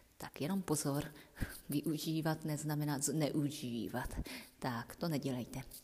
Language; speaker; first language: Czech; non-native, fluent; Japanese